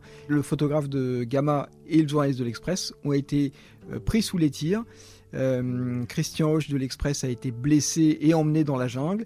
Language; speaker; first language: French; native; French